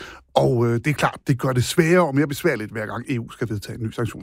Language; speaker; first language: Danish; native; Danish